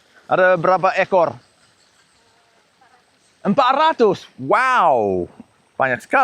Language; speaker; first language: Indonesian; non-native, fluent; English